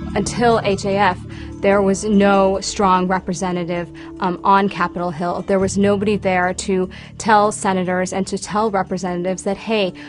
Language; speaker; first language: English; native; English